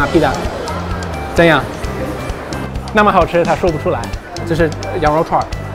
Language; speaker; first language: Chinese; non-native, fluent; English